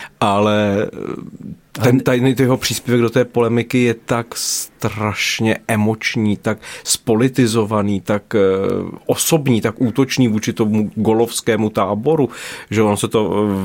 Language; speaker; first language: Czech; native; Czech